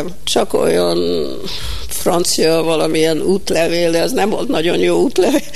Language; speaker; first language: Hungarian; early bilingual, heritage; Hungarian